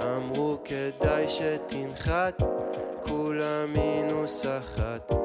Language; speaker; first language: Hebrew; native; Hebrew